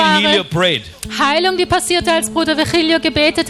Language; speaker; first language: German; native; German